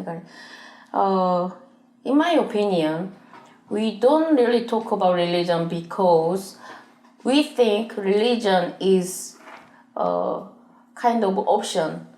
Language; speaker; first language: English; non-native, learner; Korean